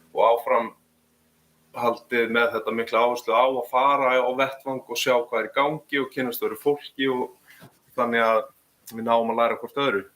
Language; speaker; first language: Icelandic; native; Icelandic